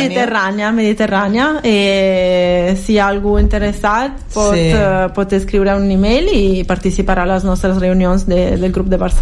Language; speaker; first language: Catalan; non-native, fluent; Italian